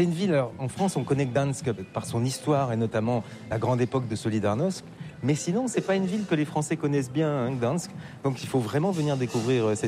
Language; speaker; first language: French; native; French